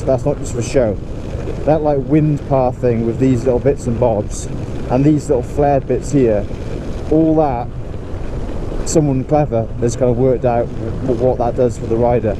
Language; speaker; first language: English; native; English